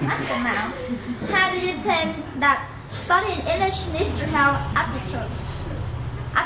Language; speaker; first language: English; non-native, learner; Vietnamese